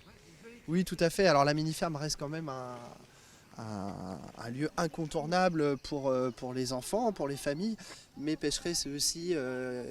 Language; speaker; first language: French; native; French